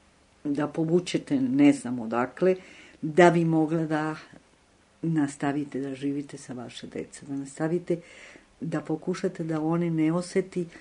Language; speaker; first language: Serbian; non-native, fluent; Spanish